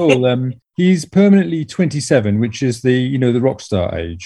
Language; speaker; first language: English; native; English